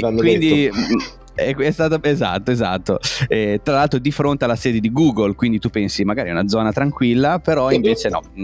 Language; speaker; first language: Italian; native; Italian